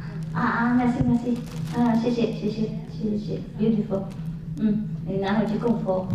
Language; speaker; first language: French; non-native, learner; Vietnamese